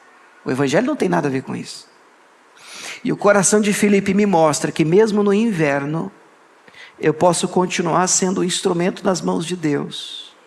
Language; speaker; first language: Portuguese; native; Portuguese